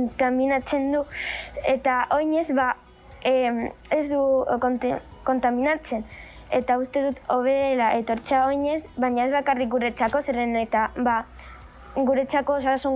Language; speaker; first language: Basque; non-native, local second language; Spanish